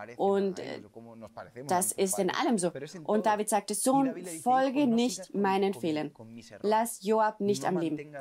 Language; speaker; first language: German; non-native, fluent; Spanish